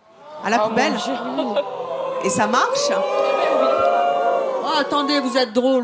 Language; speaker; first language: French; native; French